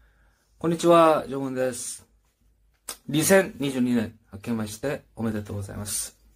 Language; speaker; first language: Japanese; non-native, learner; Korean